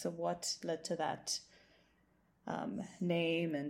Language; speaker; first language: English; non-native, local second language; Tswana